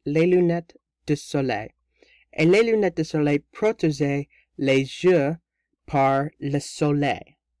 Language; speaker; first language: French; non-native, learner; English